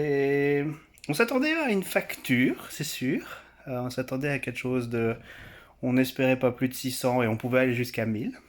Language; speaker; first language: French; native; French